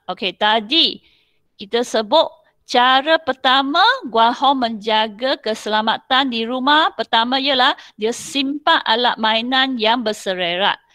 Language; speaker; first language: Malay; non-native, local second language; Chinese